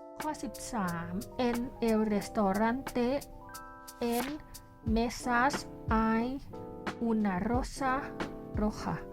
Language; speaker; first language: Spanish; non-native, learner; Thai